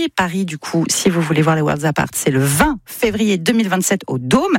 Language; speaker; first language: French; native; French